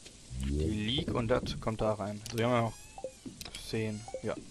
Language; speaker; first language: German; native; German